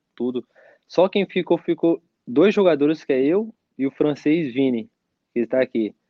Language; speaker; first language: Portuguese; native; Portuguese